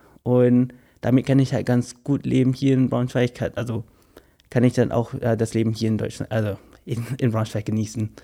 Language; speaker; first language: German; non-native, fluent; English